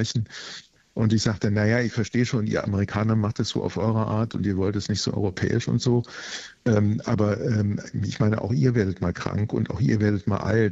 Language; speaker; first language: German; native; German